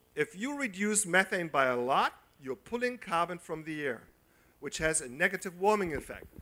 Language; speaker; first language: English; non-native, fluent; German